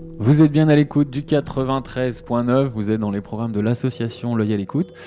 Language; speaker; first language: French; native; French